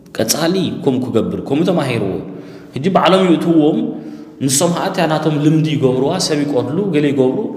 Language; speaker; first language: Tigrinya; early bilingual, heritage; Tigrinya